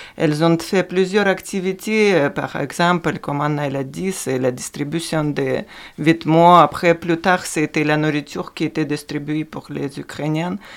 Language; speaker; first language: French; non-native, fluent; Ukrainian